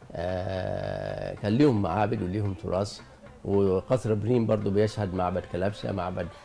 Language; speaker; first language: Egyptian Arabic; non-native, local second language; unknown